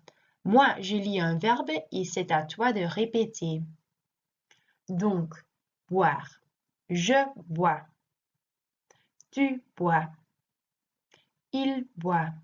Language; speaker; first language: French; non-native, learner; Dutch